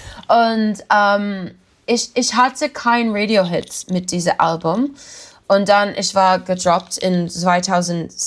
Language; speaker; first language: German; non-native, learner; English